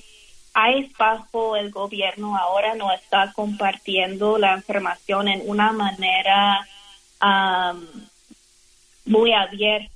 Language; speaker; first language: Spanish; non-native, learner; English